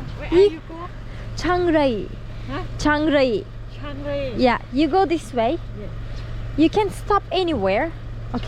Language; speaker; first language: English; non-native, learner; Turkish